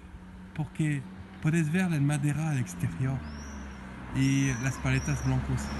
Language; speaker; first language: Spanish; non-native, learner; French